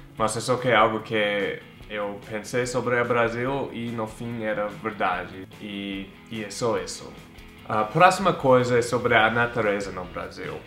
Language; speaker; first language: Portuguese; non-native, fluent; English